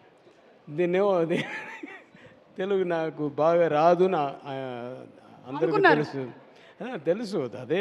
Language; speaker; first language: Telugu; non-native, learner; Tamil